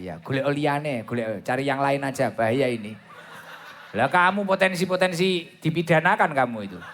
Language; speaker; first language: Indonesian; non-native, local second language; Javanese